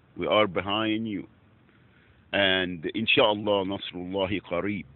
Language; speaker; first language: English; non-native, fluent; Arabic